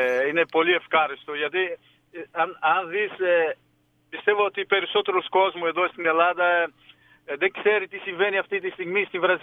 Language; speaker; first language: Greek; non-native, fluent; Portuguese